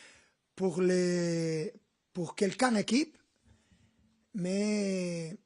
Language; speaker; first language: French; non-native, learner; Spanish